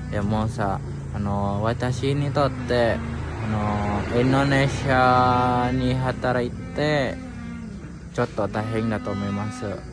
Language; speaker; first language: Japanese; non-native, learner; Indonesian